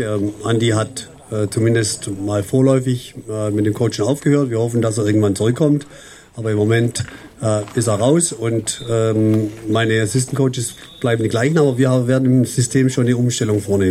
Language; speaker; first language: German; native; German